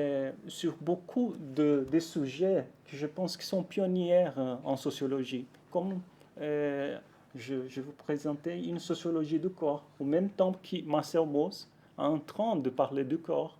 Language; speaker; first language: French; non-native, fluent; Portuguese